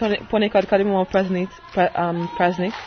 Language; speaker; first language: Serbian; non-native, learner; English